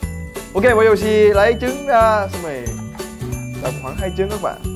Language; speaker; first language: Vietnamese; non-native, fluent; Korean